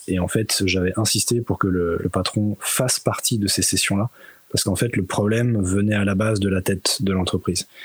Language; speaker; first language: French; native; French